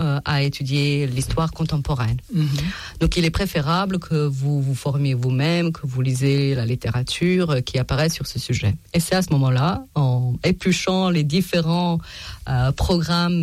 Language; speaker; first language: French; non-native, fluent; Serbian